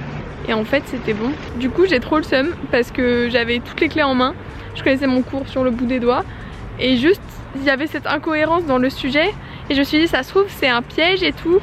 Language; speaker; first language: French; native; French